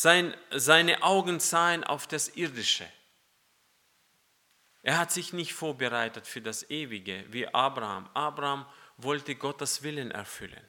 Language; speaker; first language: German; non-native, fluent; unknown